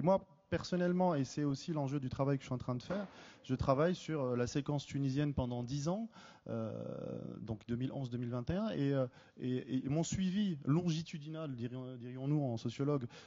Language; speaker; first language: French; native; French